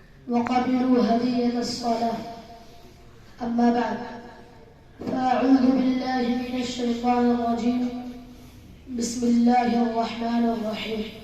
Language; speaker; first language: Arabic; non-native, fluent; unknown